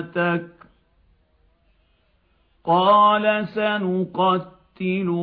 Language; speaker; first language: Arabic; native; Arabic